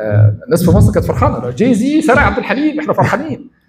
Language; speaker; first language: Arabic; native; Arabic